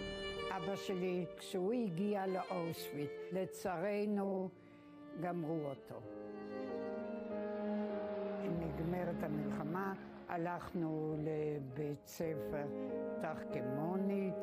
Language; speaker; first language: Hebrew; non-native, fluent; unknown